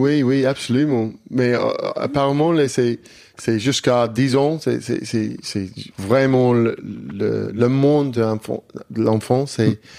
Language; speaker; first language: French; non-native, learner; English